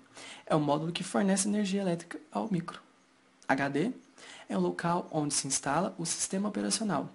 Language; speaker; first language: Portuguese; native; Portuguese